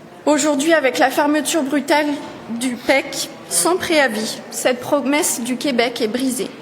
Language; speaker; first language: French; native; French